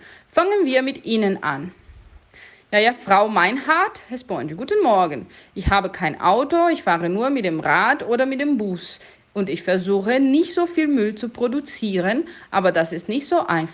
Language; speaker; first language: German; non-native, fluent; Portuguese